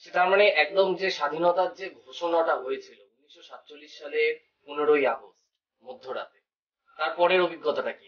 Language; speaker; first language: Bangla; native; Bangla